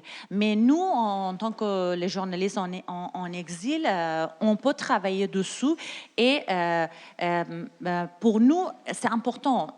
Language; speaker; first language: French; non-native, learner; Persian